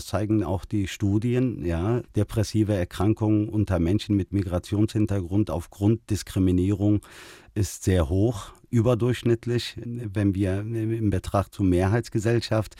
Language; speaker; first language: German; early bilingual, other home language; Turkish